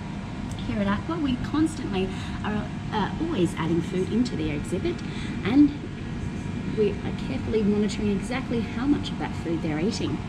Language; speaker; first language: English; native; English